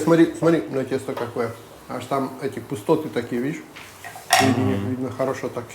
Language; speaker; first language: Russian; native; Russian